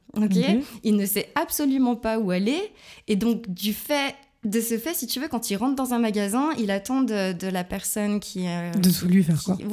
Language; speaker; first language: French; native; French